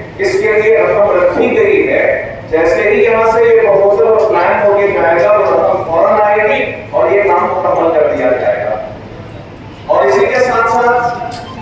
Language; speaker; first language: Urdu; native; Urdu